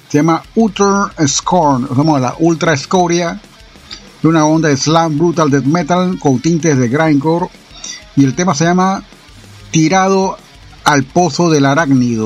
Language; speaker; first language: Spanish; native; Spanish